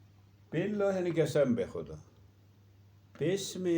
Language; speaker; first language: Persian; non-native, local second language; Azerbaijani